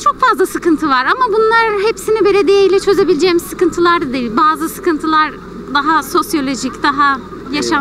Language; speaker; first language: Turkish; native; Turkish